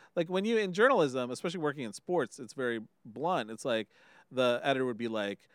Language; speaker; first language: English; early bilingual, other home language; Hindi